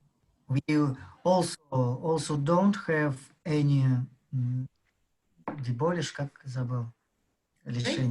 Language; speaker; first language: English; non-native, learner; Russian